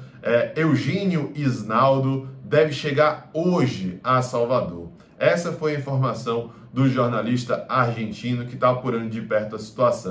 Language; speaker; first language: Portuguese; native; Portuguese